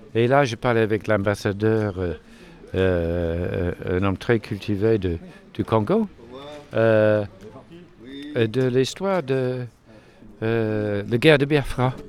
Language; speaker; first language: French; non-native, fluent; English